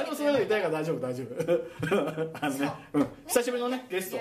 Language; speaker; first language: Japanese; native; Japanese